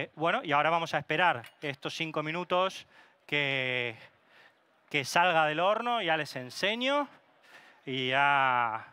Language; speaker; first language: Spanish; non-native, local second language; Catalan